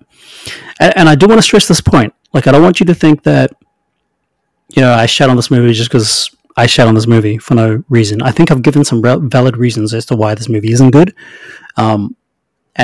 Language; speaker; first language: English; native; English